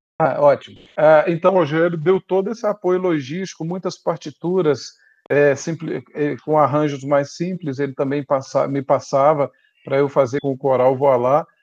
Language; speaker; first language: Portuguese; native; Portuguese